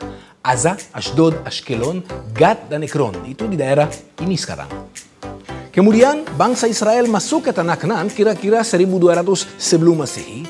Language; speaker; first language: Indonesian; non-native, fluent; Hebrew